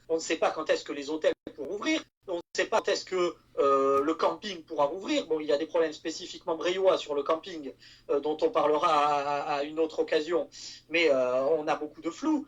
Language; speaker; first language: French; native; French